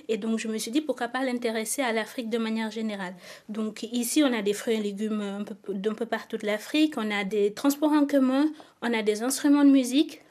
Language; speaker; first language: French; non-native, local second language; Wolof